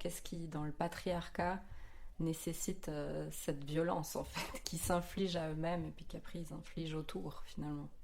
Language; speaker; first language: French; native; French